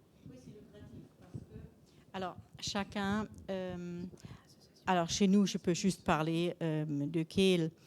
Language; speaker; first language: French; non-native, learner; German